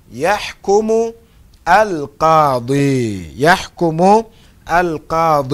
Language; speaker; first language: Arabic; non-native, fluent; Portuguese